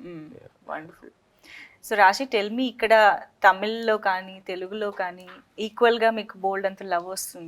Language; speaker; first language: Telugu; native; Telugu